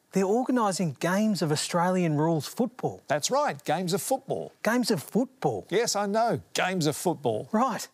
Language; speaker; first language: English; native; English